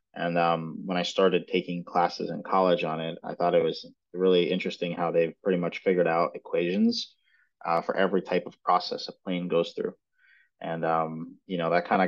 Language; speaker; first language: English; native; English